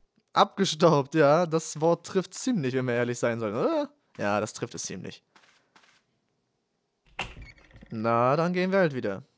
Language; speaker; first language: German; native; German